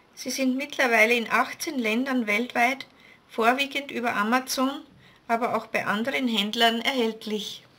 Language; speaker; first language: German; native; German